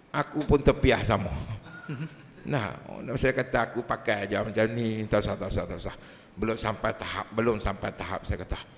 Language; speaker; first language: Malay; native; Malay